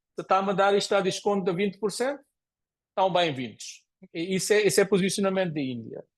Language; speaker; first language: Portuguese; non-native, fluent; Konkani